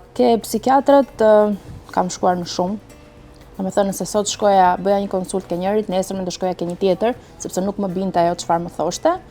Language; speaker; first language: Albanian; early bilingual, heritage; Albanian